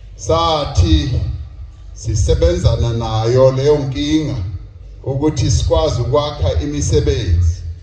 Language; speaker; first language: Zulu; non-native, local second language; Venda